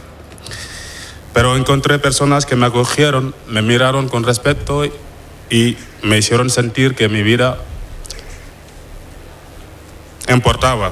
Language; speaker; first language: Spanish; non-native, fluent; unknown